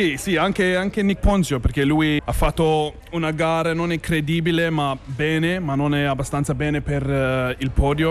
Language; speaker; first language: Italian; non-native, fluent; English